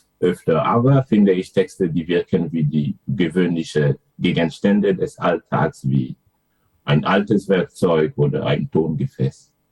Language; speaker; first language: German; non-native, fluent; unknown